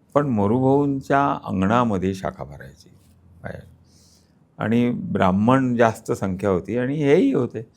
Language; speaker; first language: Marathi; native; Marathi